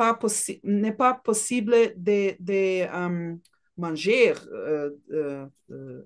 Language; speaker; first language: French; non-native, learner; Portuguese